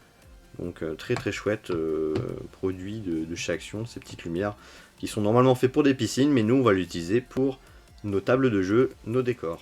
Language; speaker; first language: French; native; French